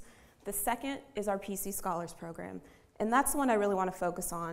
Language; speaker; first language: English; native; English